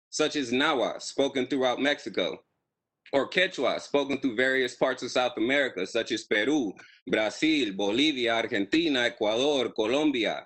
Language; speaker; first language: English; native; English